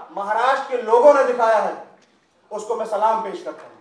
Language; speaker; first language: Hindi; native; Hindi